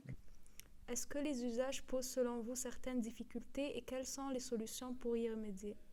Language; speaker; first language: French; native; French